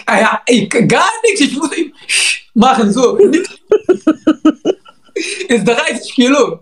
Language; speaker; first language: German; non-native, learner; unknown